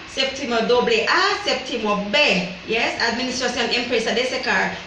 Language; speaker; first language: Spanish; non-native, fluent; English